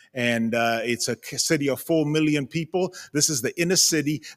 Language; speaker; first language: English; native; English